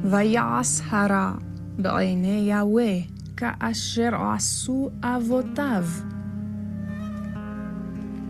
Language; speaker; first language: Hebrew; non-native, learner; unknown